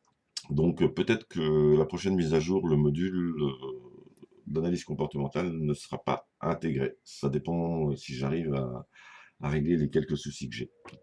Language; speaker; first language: French; native; French